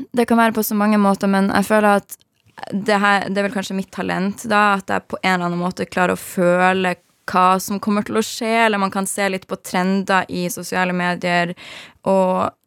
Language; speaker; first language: Norwegian; native; Norwegian